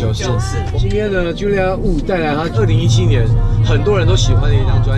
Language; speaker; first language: Chinese; native; Chinese